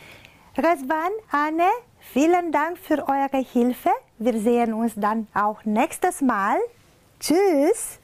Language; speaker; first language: German; non-native, fluent; Romanian